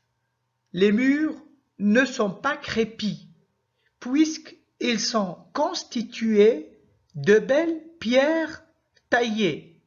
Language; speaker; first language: French; non-native, local second language; Arabic